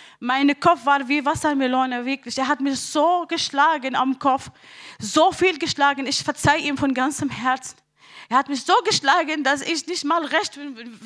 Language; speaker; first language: German; non-native, learner; Arabic